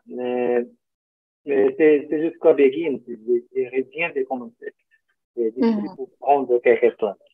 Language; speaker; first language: French; non-native, learner; Portuguese